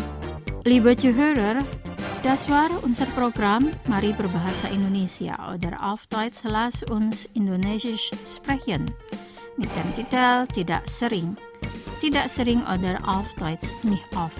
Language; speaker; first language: German; non-native, fluent; Indonesian